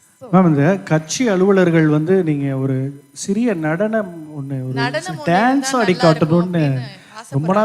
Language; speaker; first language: Tamil; native; Tamil